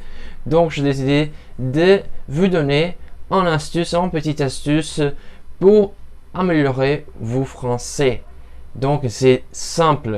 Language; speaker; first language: French; non-native, learner; Portuguese